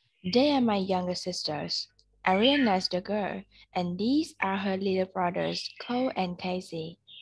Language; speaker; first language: English; non-native, fluent; Vietnamese